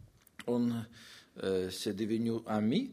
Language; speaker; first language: French; non-native, fluent; Russian